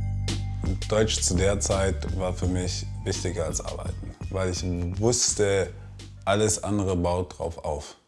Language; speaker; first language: German; non-native, fluent; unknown